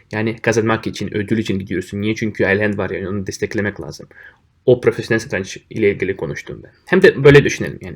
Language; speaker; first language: Turkish; non-native, fluent; Russian